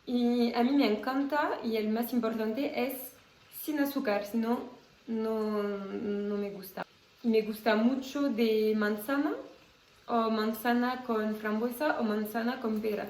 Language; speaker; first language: Spanish; non-native, fluent; French